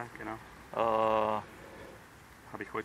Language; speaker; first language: German; non-native, fluent; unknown